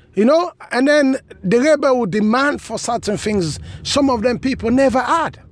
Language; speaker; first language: English; non-native, local second language; Krio